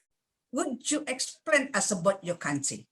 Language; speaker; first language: English; non-native, learner; Indonesian